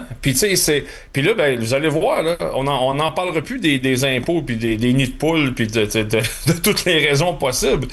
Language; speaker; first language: French; native; French